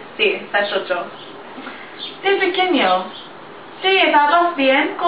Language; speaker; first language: Spanish; non-native, learner; English